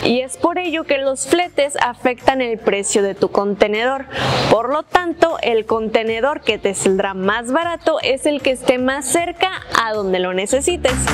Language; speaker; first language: Spanish; native; Spanish